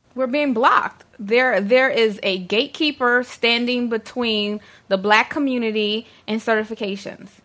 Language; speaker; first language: English; native; English